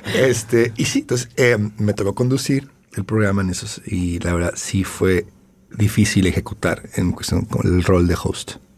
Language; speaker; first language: Spanish; native; Spanish